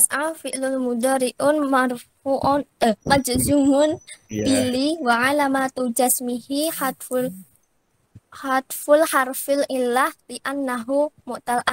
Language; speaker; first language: Arabic; non-native, learner; Indonesian